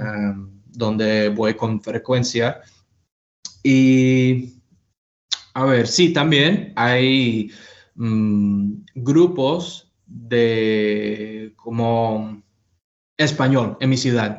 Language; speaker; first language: Spanish; non-native, fluent; English